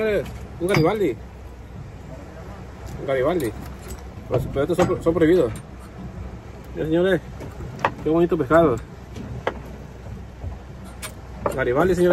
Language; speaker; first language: Spanish; native; Spanish